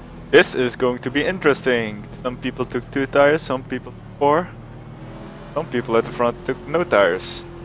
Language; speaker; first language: English; non-native, fluent; Dutch